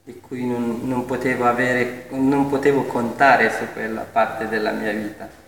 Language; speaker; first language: Italian; non-native, fluent; Persian